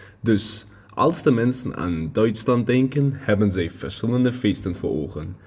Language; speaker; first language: Dutch; non-native, learner; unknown